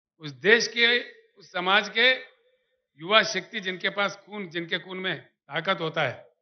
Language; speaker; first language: Hindi; non-native, local second language; Telugu